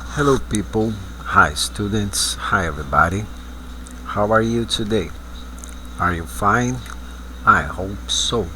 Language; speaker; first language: English; non-native, fluent; Portuguese